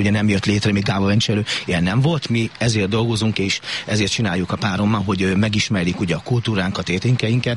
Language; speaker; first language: Hungarian; native; Hungarian